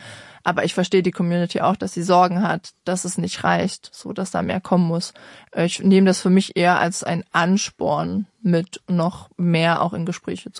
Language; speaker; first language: German; native; German